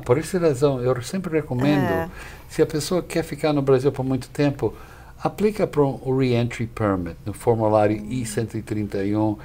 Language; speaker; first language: Portuguese; non-native, fluent; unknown